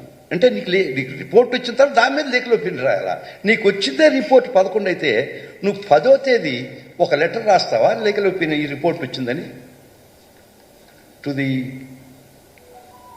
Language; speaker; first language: Telugu; native; Telugu